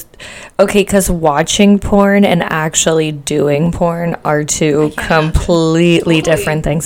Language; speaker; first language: English; native; English